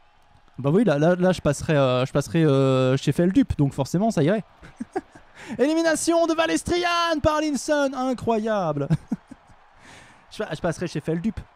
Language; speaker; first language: French; native; French